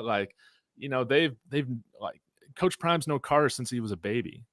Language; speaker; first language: English; native; English